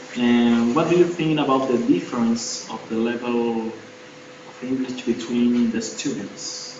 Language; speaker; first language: English; non-native, learner; Spanish